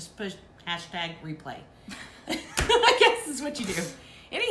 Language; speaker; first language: English; native; English